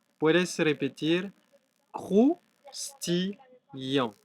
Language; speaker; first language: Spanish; non-native, fluent; French